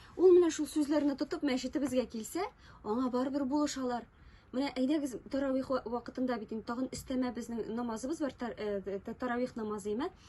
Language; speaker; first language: Tatar; native; Tatar